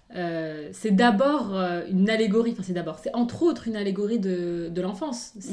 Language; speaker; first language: French; non-native, local second language; Arabic